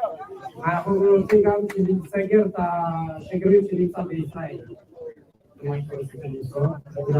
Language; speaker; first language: Hebrew; non-native, fluent; Tigrinya